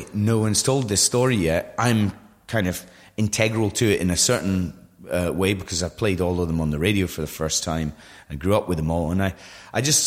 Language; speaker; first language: English; native; English